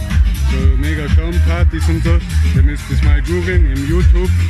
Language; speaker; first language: German; native; German